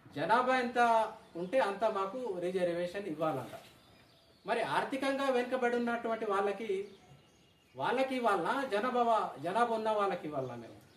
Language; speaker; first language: Telugu; non-native, local second language; Gondi